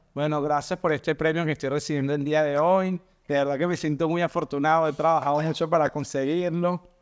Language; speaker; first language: Spanish; native; Spanish